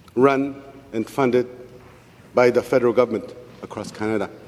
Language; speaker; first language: English; non-native, fluent; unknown